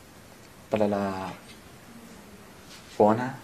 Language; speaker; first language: Spanish; non-native, learner; English